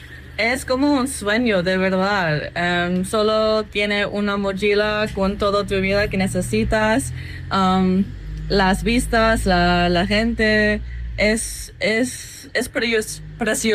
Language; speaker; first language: Spanish; non-native, fluent; English